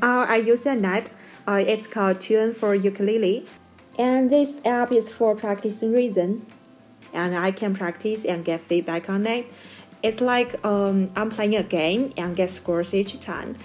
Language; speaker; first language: English; non-native, fluent; Chinese